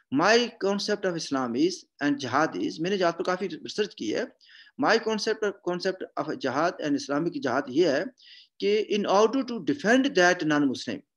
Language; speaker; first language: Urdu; non-native, local second language; Punjabi